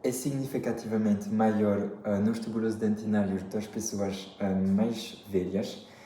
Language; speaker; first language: Portuguese; non-native, fluent; French